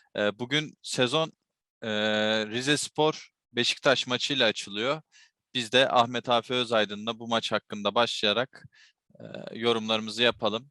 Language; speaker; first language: Turkish; native; Turkish